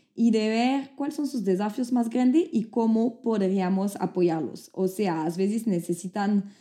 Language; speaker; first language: Spanish; non-native, fluent; French